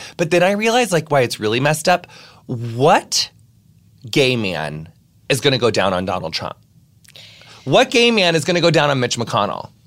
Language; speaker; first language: English; native; English